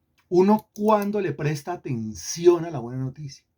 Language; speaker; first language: Spanish; native; Spanish